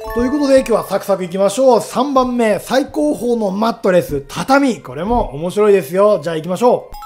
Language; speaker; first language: Japanese; native; Japanese